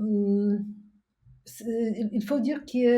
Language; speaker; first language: French; non-native, fluent; Ukrainian